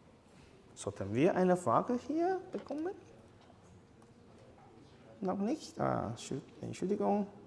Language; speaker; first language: German; non-native, fluent; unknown